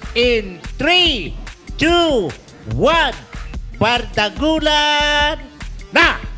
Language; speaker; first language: Filipino; native; Filipino